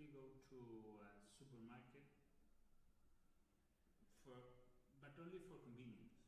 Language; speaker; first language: English; non-native, learner; Spanish